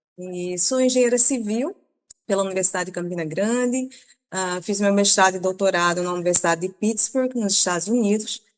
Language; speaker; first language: Portuguese; early bilingual, other home language; Persian